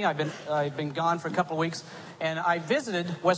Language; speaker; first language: English; native; English